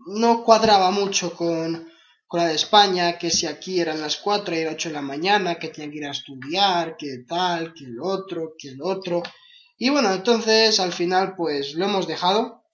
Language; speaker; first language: Spanish; native; Spanish